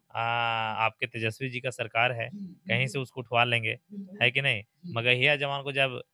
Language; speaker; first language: Hindi; native; Hindi